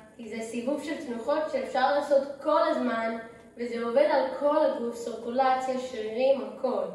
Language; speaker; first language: Hebrew; early bilingual, heritage; English